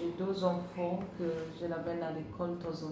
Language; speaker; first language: French; non-native, learner; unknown